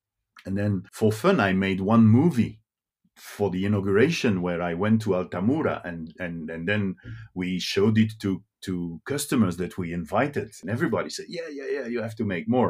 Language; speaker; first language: English; non-native, fluent; Dutch